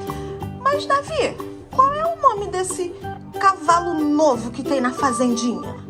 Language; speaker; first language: Portuguese; native; Portuguese